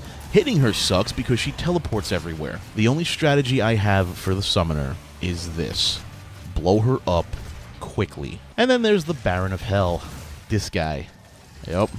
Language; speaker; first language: English; native; English